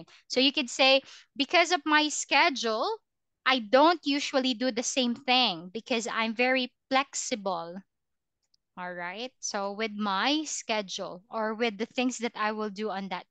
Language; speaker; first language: English; non-native, fluent; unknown